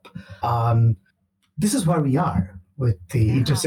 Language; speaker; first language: English; non-native, local second language; Bangla